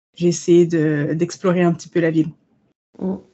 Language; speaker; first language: French; native; French